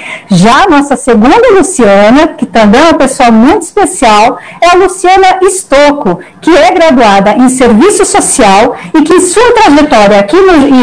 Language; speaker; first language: Portuguese; native; Portuguese